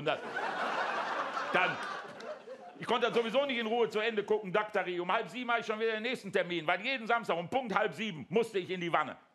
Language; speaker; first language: German; native; German